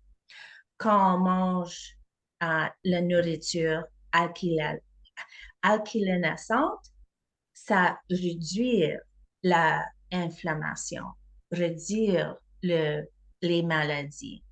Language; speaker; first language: French; non-native, learner; English